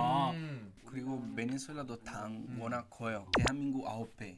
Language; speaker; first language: Korean; non-native, fluent; Spanish